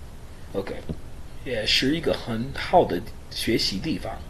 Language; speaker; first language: Chinese; non-native, learner; English